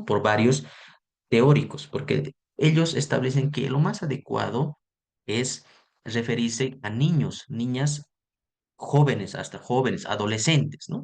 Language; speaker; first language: Spanish; native; Spanish